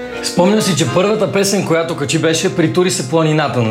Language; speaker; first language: Bulgarian; native; Bulgarian